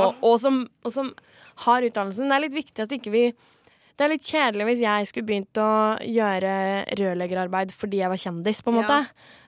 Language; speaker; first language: Norwegian; native; Norwegian